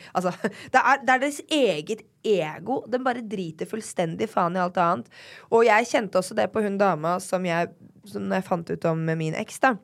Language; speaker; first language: Norwegian; native; Norwegian